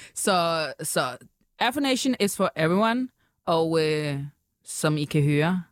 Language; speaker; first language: Danish; early bilingual, other home language; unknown